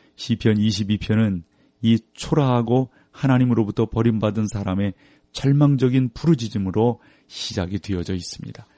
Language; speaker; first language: Korean; native; Korean